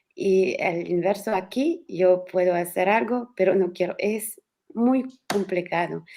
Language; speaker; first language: Spanish; non-native, learner; French